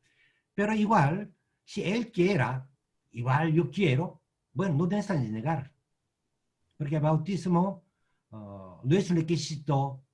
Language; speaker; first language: Spanish; non-native, learner; Korean